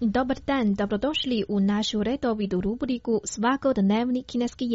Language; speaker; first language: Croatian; non-native, fluent; Chinese